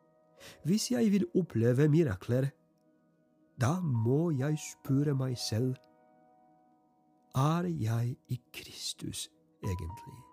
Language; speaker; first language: Norwegian; non-native, fluent; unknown